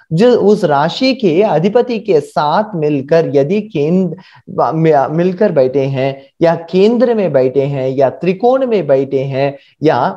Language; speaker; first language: Hindi; non-native, local second language; Marathi